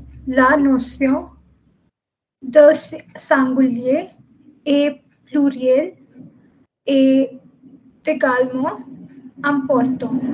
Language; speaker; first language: French; non-native, learner; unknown